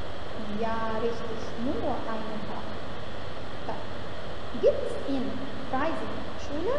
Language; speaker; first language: German; non-native, fluent; Arabic